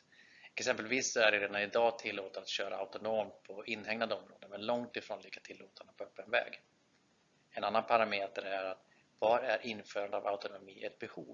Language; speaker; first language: Swedish; native; Swedish